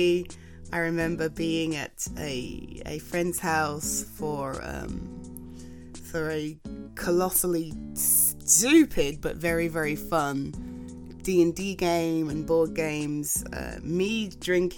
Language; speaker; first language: English; native; English